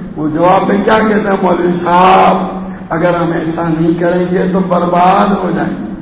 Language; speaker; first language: Urdu; non-native, local second language; Gujarati